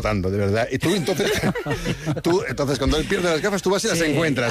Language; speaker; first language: Spanish; native; Spanish